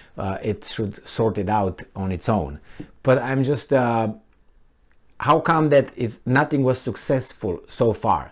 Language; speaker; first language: English; non-native, fluent; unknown